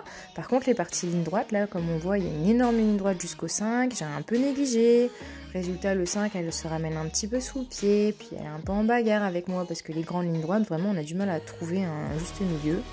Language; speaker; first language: French; native; French